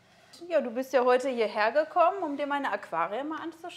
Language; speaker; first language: German; native; German